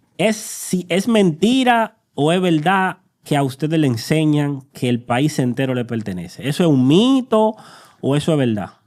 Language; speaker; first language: Spanish; native; Spanish